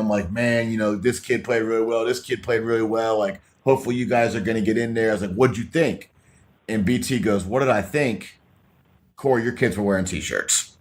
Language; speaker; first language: English; native; English